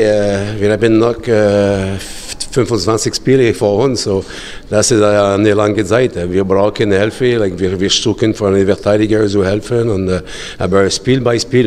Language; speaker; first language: German; non-native, learner; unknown